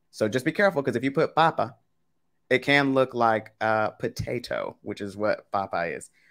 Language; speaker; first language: English; native; English